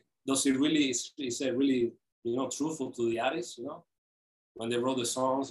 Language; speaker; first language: English; non-native, fluent; Spanish